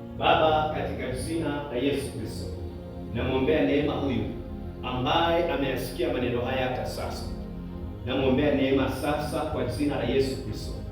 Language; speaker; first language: Swahili; native; Swahili